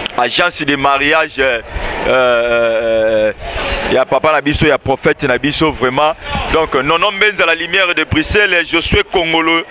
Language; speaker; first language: Lingala; native; Lingala